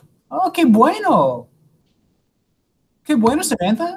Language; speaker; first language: Spanish; non-native, fluent; English